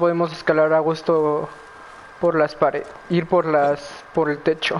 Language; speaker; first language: Spanish; native; Spanish